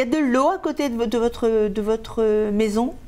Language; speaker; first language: French; native; French